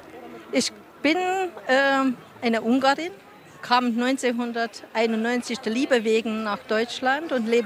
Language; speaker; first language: German; non-native, fluent; Hungarian